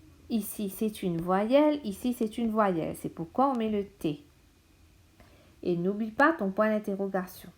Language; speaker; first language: French; non-native, local second language; Morisyen